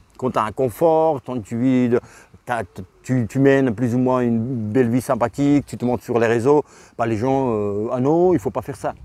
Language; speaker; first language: French; non-native, fluent; Russian